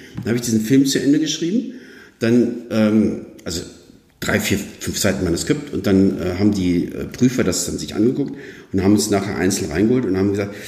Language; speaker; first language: German; native; German